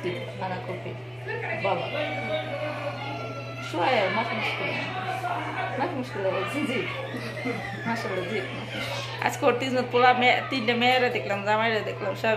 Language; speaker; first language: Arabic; non-native, learner; Bangla